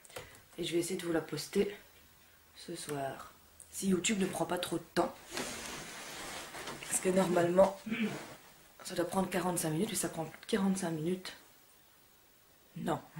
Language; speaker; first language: French; native; French